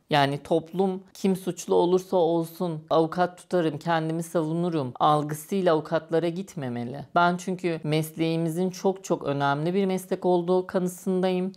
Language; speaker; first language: Turkish; native; Turkish